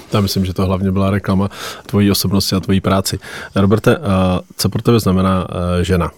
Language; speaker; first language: Czech; native; Czech